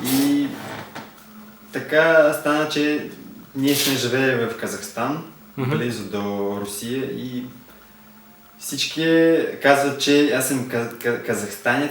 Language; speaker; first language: Bulgarian; non-native, learner; Russian